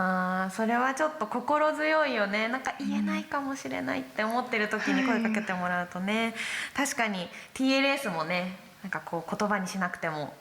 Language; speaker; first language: Japanese; native; Japanese